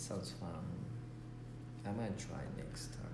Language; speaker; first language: English; non-native, learner; Japanese